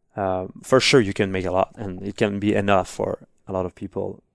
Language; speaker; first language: English; non-native, fluent; French